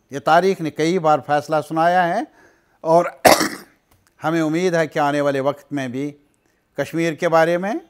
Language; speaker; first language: Urdu; non-native, local second language; Kashmiri